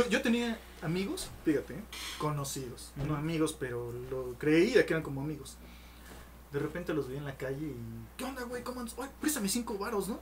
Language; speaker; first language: Spanish; native; Spanish